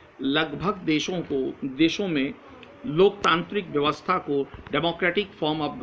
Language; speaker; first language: Hindi; native; Hindi